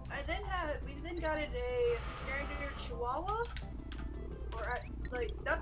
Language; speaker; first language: English; native; English